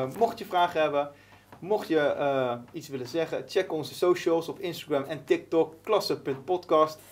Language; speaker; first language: Dutch; native; Dutch